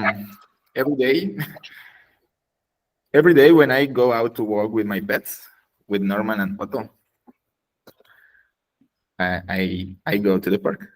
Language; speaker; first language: English; non-native, learner; Spanish